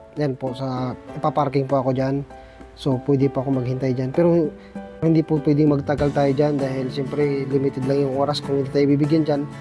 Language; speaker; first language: Filipino; non-native, local second language; Aklanon